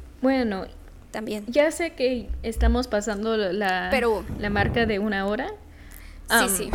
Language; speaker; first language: Spanish; early bilingual, heritage; Spanish